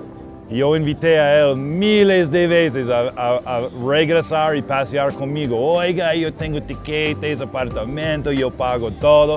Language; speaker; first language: Spanish; non-native, fluent; English